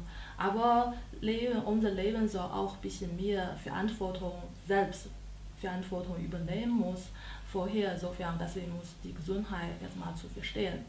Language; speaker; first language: German; non-native, learner; Chinese